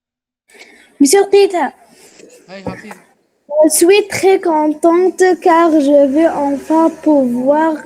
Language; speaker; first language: French; non-native, local second language; Arabic